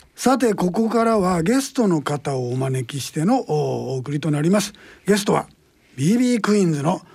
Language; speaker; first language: Japanese; native; Japanese